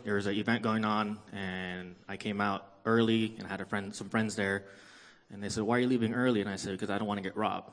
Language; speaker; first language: English; early bilingual, other home language; Persian